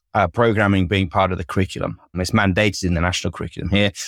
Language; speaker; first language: English; native; English